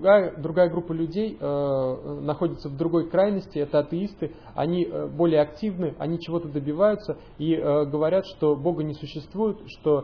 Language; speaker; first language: Russian; native; Russian